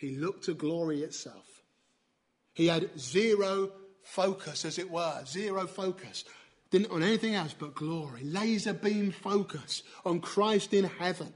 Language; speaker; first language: English; native; English